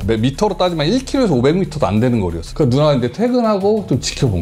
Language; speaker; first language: Korean; native; Korean